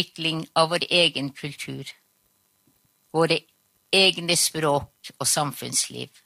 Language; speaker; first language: Norwegian; non-native, local second language; Northern Sami